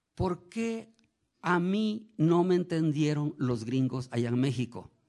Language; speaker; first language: Spanish; native; Spanish